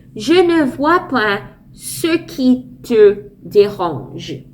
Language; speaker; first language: French; non-native, learner; English